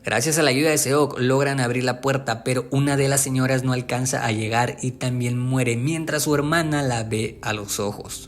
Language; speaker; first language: Spanish; native; Spanish